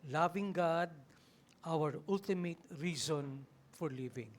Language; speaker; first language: English; non-native, local second language; Filipino